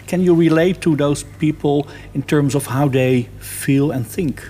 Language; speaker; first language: English; non-native, fluent; Dutch